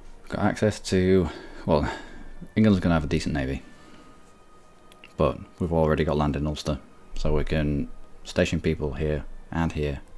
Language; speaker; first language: English; native; English